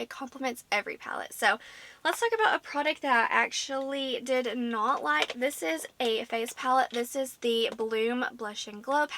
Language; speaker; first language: English; native; English